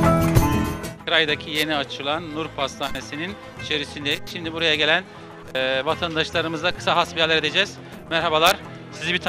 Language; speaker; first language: Turkish; native; Turkish